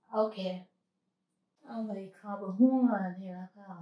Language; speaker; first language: German; non-native, learner; Thai